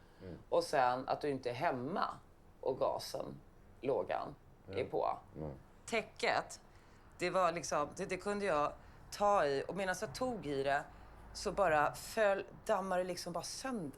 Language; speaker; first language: Swedish; native; Swedish